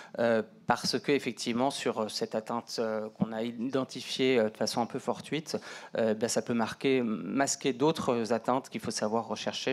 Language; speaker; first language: French; native; French